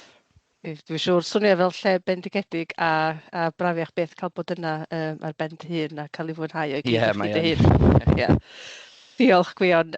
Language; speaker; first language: Welsh; native; Welsh